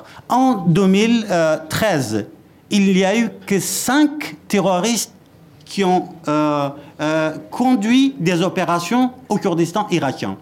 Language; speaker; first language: French; non-native, fluent; Kurdish